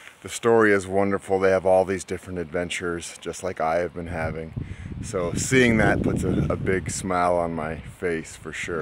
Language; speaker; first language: English; native; English